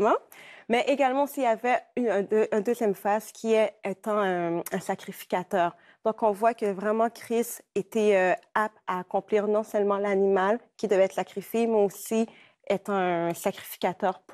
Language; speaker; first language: French; native; French